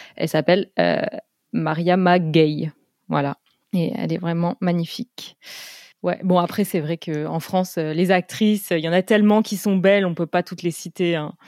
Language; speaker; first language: French; native; French